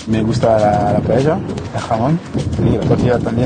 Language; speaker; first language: Spanish; non-native, learner; French